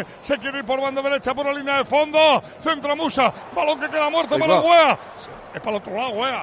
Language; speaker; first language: Spanish; native; Spanish